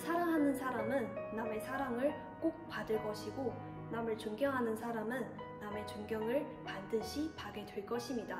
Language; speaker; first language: Korean; non-native, fluent; Chinese